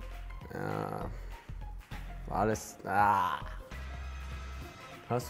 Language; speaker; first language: German; non-native, fluent; Hungarian